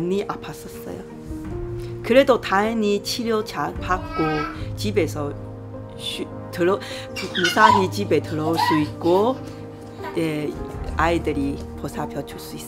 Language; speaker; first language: Korean; non-native, learner; Chinese